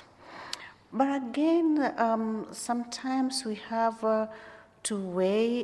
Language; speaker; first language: English; non-native, local second language; Luo (Kenya and Tanzania)